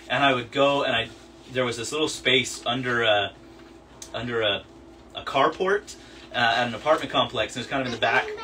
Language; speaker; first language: English; native; English